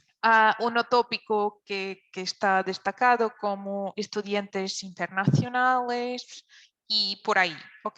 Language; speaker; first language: Spanish; non-native, fluent; Portuguese